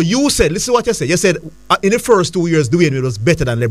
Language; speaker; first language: English; native; English